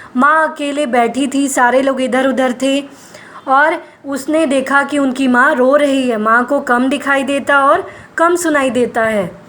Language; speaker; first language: Hindi; non-native, local second language; Gujarati